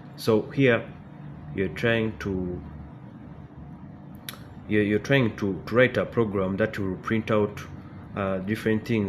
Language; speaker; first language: English; non-native, local second language; Ganda